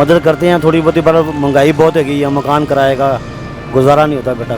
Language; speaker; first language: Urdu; non-native, local second language; Punjabi